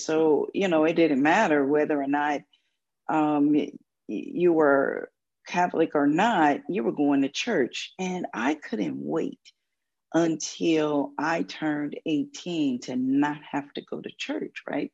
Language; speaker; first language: English; native; English